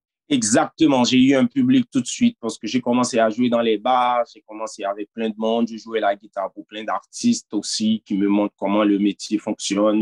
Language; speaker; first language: French; non-native, local second language; Haitian Creole